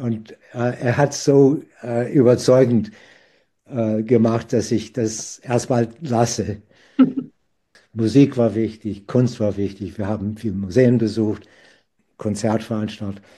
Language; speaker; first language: German; non-native, fluent; English